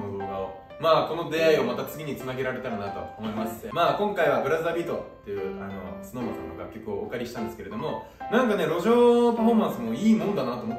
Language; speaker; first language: Japanese; native; Japanese